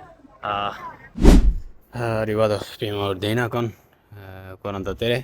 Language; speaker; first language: Italian; non-native, learner; Bangla